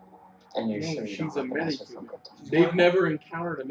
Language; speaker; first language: English; native; English